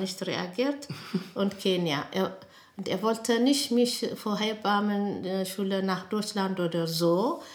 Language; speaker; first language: German; non-native, learner; Amharic